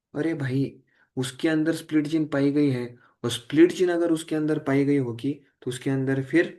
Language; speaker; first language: Hindi; non-native, local second language; Marathi